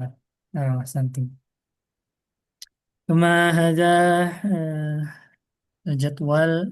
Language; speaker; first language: Arabic; non-native, fluent; Indonesian